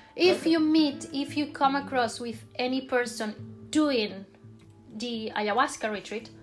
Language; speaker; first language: English; non-native, fluent; Spanish